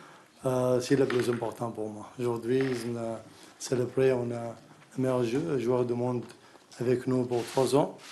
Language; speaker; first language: French; non-native, learner; Arabic